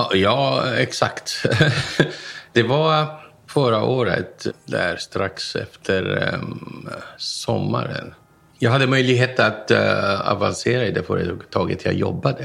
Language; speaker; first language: Swedish; non-native, fluent; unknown